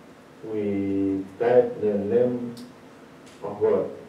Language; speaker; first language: English; non-native, learner; Indonesian